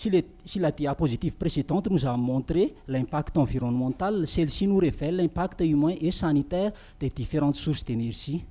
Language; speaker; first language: French; non-native, local second language; Malagasy